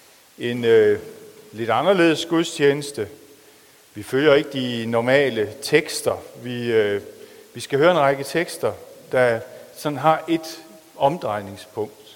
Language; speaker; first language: Danish; native; Danish